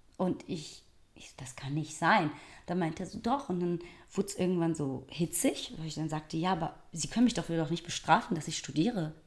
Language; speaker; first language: German; early bilingual, other home language; Persian